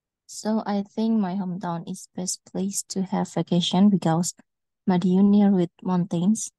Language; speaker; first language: English; non-native, learner; Indonesian